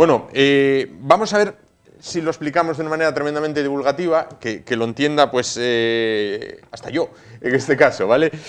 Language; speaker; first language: Spanish; native; Spanish